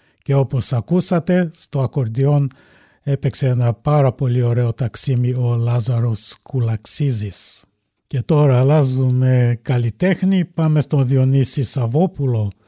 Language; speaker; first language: Greek; early bilingual, heritage; Greek